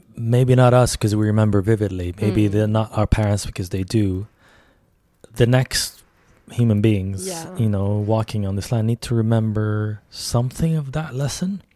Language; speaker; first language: English; early bilingual, other home language; Arabic